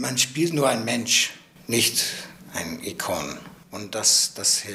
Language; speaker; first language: German; non-native, learner; English